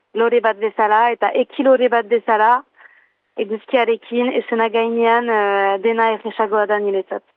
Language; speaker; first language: Basque; non-native, local second language; French